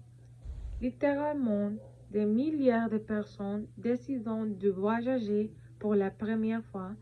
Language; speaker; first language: French; non-native, learner; Spanish